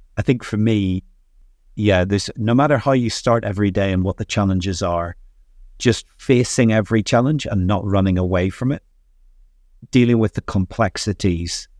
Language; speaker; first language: English; native; English